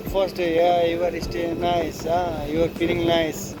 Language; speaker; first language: English; non-native, learner; Nepali